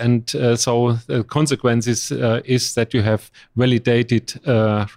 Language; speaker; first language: English; non-native, fluent; German